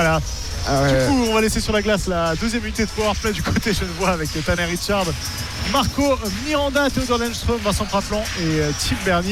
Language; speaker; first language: French; native; French